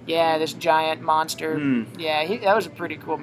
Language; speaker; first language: English; native; English